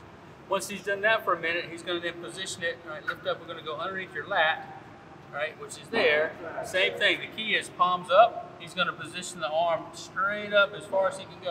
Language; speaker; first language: English; native; English